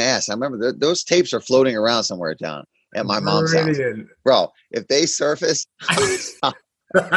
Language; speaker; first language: English; native; English